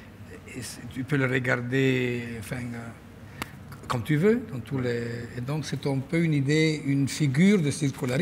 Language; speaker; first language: French; non-native, fluent; Italian